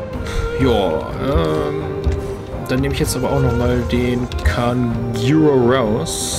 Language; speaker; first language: German; native; German